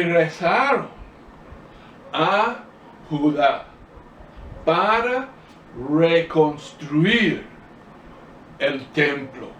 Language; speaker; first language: Spanish; non-native, fluent; English